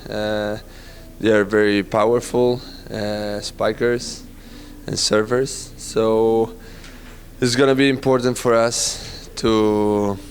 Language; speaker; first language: English; non-native, fluent; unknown